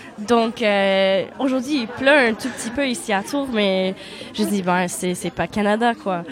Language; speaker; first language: French; non-native, fluent; Polish